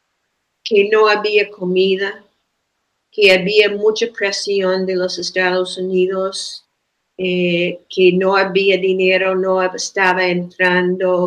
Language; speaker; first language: Spanish; non-native, fluent; English